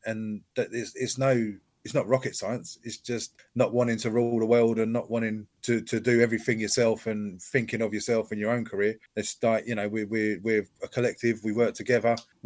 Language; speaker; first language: English; native; English